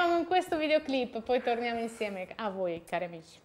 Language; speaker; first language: Italian; native; Italian